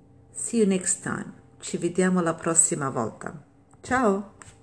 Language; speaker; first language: Italian; native; Italian